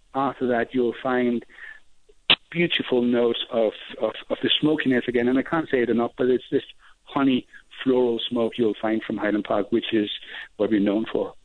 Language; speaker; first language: English; non-native, fluent; Danish